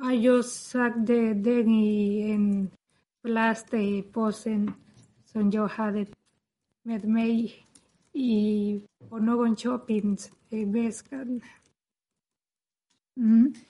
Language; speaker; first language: Swedish; non-native, learner; Spanish